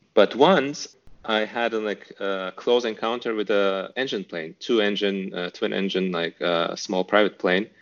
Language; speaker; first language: English; non-native, fluent; Turkish